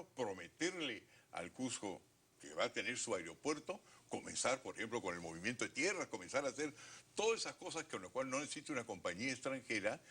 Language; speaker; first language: Spanish; native; Spanish